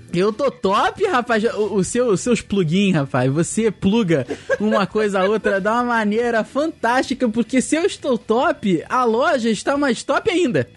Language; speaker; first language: Portuguese; native; Portuguese